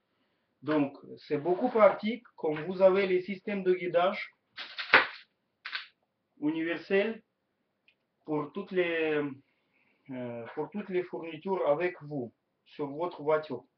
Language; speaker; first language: French; non-native, learner; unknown